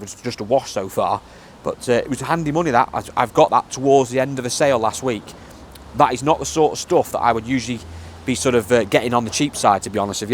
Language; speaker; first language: English; native; English